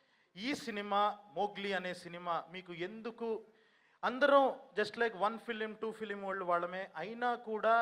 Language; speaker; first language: Telugu; native; Telugu